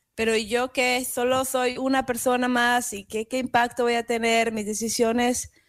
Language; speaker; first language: Spanish; native; Spanish